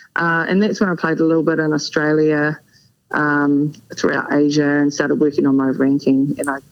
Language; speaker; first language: English; native; English